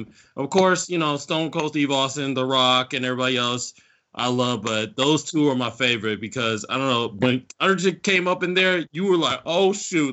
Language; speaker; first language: English; native; English